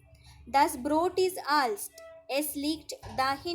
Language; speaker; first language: German; non-native, fluent; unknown